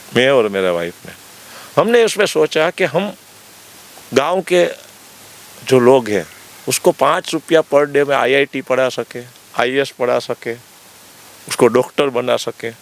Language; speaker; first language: Hindi; non-native, local second language; Gujarati